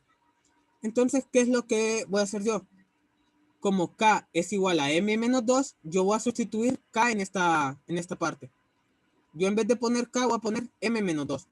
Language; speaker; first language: Spanish; native; Spanish